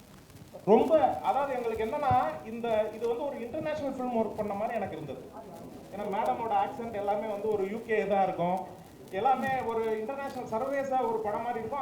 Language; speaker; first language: Tamil; native; Tamil